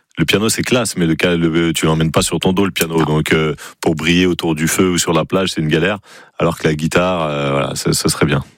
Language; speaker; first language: French; native; French